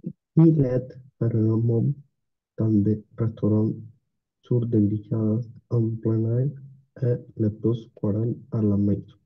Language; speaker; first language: French; non-native, learner; Spanish